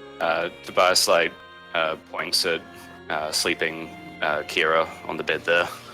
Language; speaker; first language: English; native; English